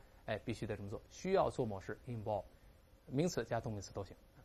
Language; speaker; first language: Chinese; native; Chinese